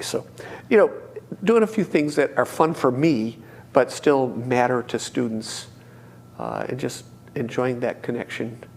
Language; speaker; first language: English; native; English